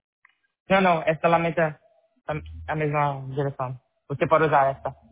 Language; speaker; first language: Spanish; non-native, learner; Portuguese